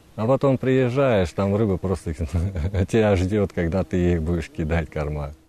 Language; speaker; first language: Russian; native; Russian